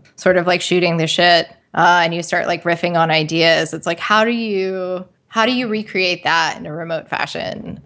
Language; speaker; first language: English; native; English